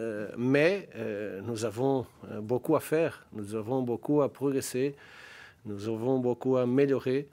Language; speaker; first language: French; non-native, learner; Portuguese